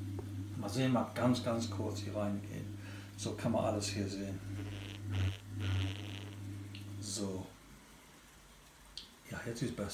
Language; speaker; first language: German; non-native, learner; English